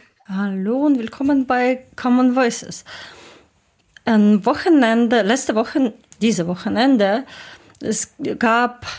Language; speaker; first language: German; non-native, learner; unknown